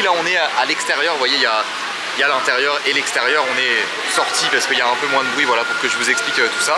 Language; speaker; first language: French; native; French